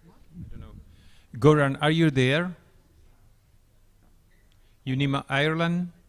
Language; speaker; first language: English; non-native, fluent; Spanish